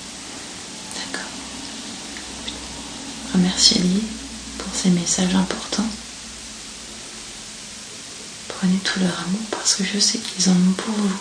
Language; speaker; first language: French; native; French